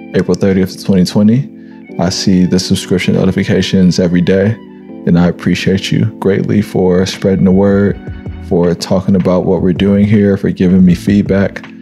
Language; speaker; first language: English; native; English